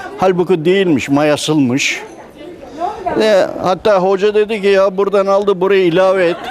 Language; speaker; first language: Turkish; native; Turkish